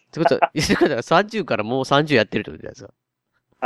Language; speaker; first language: Japanese; native; Japanese